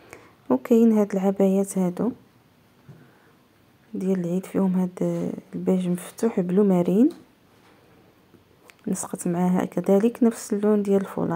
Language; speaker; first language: Arabic; native; Arabic